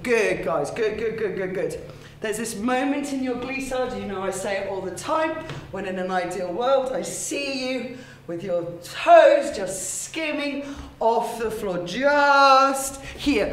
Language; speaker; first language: English; native; English